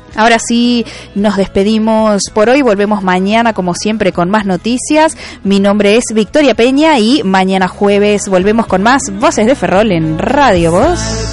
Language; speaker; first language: Spanish; native; Spanish